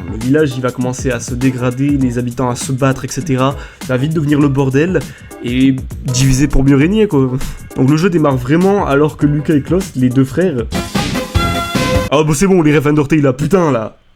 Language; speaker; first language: French; native; French